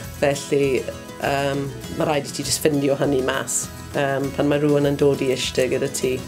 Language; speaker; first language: Welsh; non-native, learner; English